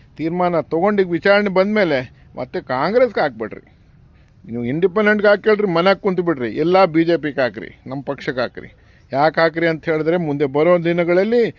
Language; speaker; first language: Kannada; non-native, local second language; Urdu